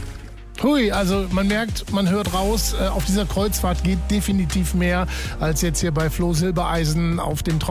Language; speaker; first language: German; native; German